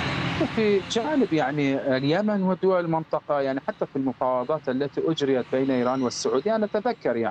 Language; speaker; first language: Arabic; non-native, fluent; Persian